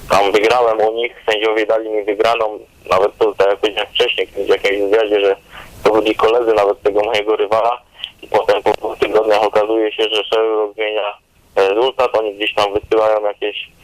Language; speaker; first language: Polish; native; Polish